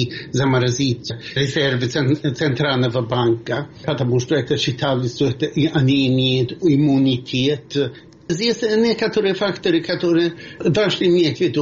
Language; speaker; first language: Russian; non-native, fluent; Swedish